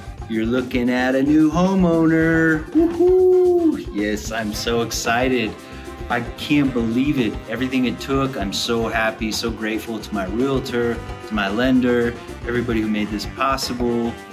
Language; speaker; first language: English; native; English